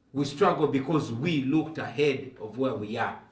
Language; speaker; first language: English; non-native, local second language; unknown